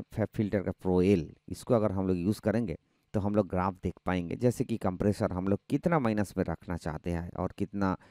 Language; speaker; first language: Hindi; non-native, local second language; Bangla